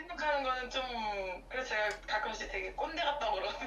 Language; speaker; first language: Korean; native; Korean